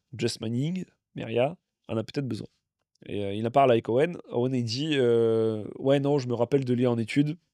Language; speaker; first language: French; non-native, fluent; Russian